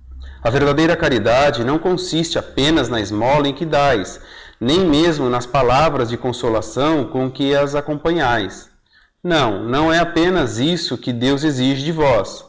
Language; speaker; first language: Portuguese; native; Portuguese